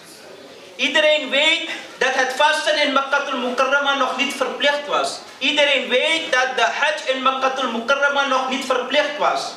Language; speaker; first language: Dutch; early bilingual, other home language; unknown